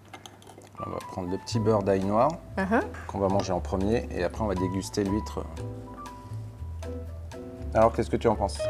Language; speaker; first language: French; native; French